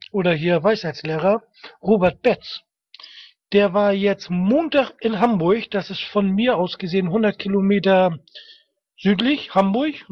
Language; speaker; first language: German; native; German